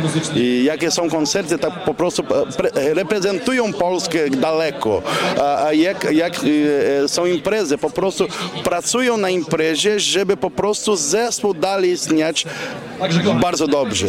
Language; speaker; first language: Polish; non-native, fluent; Portuguese